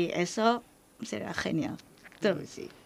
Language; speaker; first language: Spanish; non-native, learner; Thai